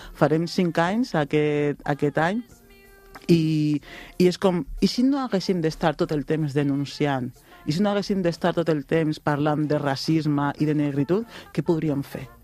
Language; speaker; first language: Catalan; non-native, local second language; Spanish